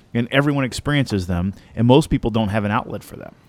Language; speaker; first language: English; native; English